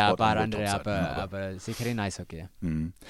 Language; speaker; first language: German; non-native, learner; Finnish